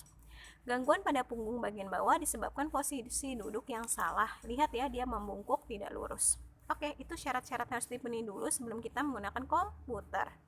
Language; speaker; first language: Indonesian; native; Indonesian